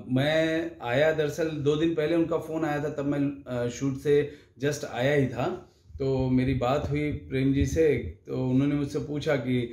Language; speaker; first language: Hindi; native; Hindi